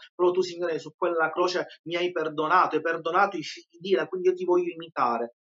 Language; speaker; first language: Italian; native; Italian